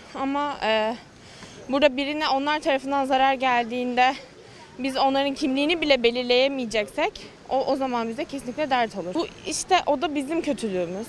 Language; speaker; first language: Turkish; native; Turkish